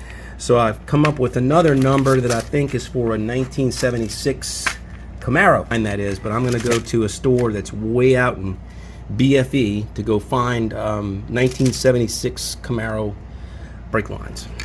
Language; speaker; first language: English; native; English